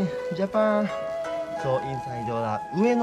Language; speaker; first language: English; non-native, learner; Japanese